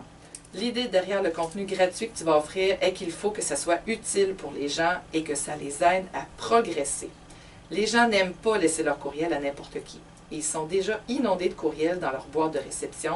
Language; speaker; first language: French; native; French